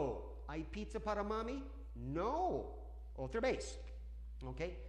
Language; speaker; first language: Spanish; non-native, learner; English